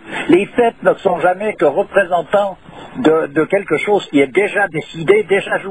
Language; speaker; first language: French; native; French